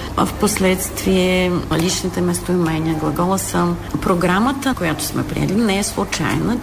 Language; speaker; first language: Bulgarian; non-native, local second language; Turkish